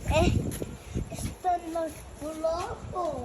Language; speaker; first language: Arabic; early bilingual, other home language; Urdu